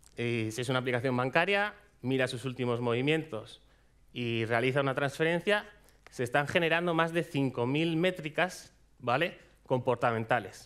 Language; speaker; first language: Spanish; native; Spanish